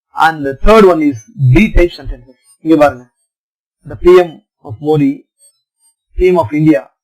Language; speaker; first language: English; non-native, local second language; Tamil